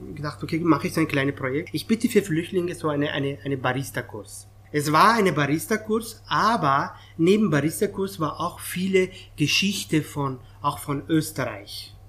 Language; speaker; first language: German; non-native, fluent; Persian